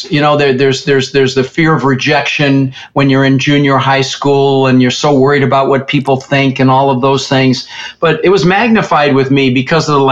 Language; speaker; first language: English; early bilingual, other home language; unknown